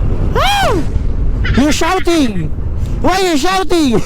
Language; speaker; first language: English; non-native, learner; Filipino